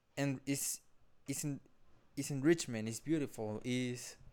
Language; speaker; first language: English; non-native, fluent; Spanish